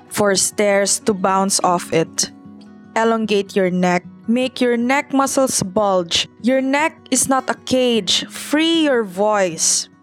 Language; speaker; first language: English; non-native, local second language; Cebuano